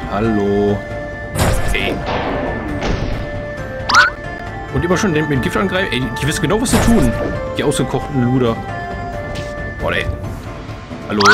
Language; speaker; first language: German; native; German